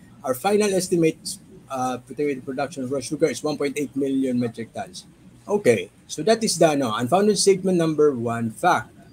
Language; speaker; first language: English; non-native, local second language; Filipino